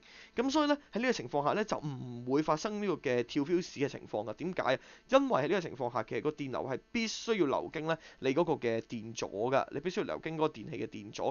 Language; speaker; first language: Cantonese; native; Cantonese